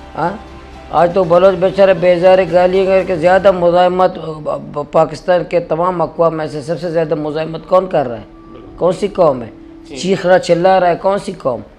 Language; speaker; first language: Urdu; non-native, local second language; Baluchi